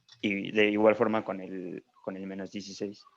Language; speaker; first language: Spanish; native; Spanish